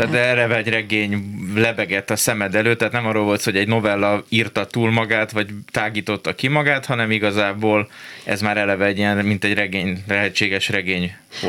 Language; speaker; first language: Hungarian; native; Hungarian